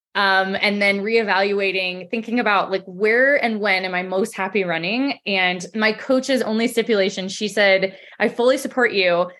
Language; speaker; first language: English; native; English